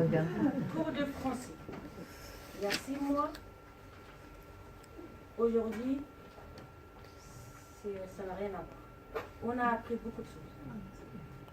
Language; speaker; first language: French; non-native, learner; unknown